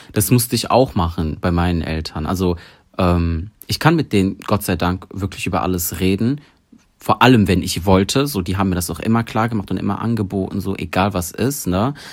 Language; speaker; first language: German; early bilingual, other home language; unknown